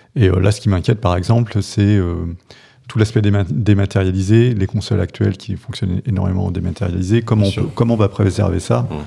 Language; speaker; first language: French; native; French